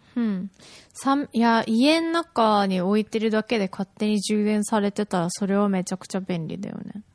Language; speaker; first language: Japanese; native; Japanese